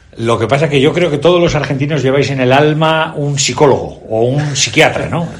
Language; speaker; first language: Spanish; native; Spanish